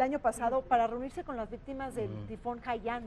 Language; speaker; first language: Spanish; native; Spanish